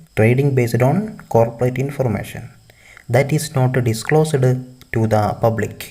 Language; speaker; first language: English; non-native, local second language; Malayalam